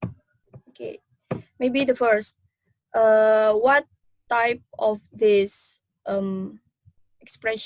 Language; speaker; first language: English; non-native, learner; Indonesian